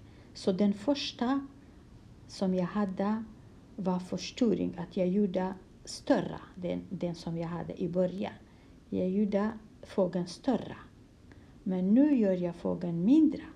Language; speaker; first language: Swedish; non-native, fluent; Kurdish